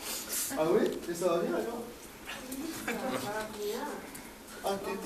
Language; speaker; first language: French; non-native, learner; Spanish